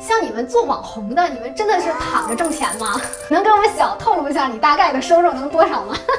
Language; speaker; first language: Chinese; native; Chinese